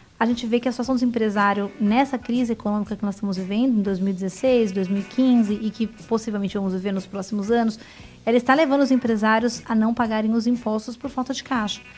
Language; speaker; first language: Portuguese; native; Portuguese